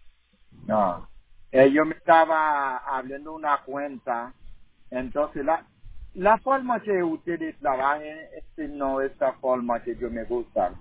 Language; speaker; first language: Spanish; non-native, learner; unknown